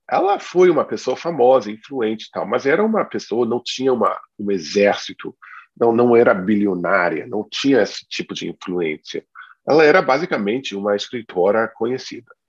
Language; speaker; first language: Portuguese; non-native, fluent; English